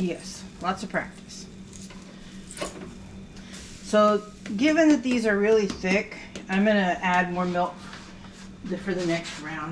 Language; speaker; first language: English; native; English